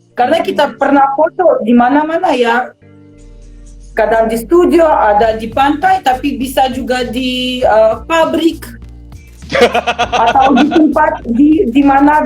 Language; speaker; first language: Indonesian; non-native, fluent; Russian